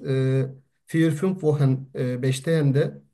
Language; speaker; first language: German; non-native, learner; Turkish